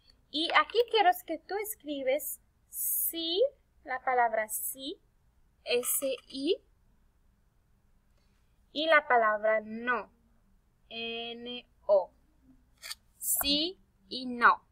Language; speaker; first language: Spanish; early bilingual, heritage; Spanish